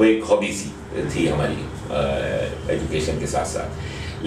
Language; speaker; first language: Hindi; native; Hindi